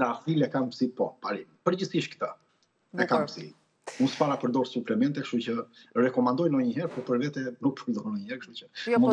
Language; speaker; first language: Albanian; native; Albanian